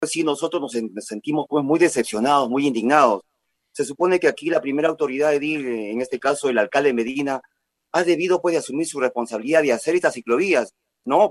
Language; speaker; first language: Spanish; native; Spanish